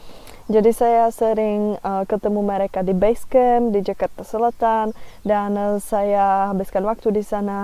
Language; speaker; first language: Indonesian; non-native, fluent; Czech